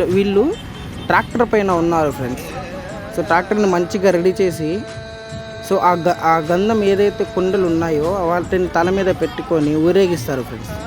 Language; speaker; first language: Telugu; non-native, local second language; Urdu